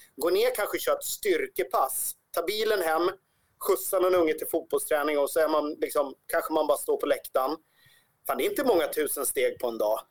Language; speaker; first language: Swedish; native; Swedish